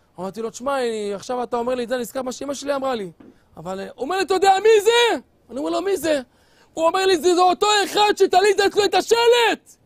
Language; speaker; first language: Hebrew; native; Hebrew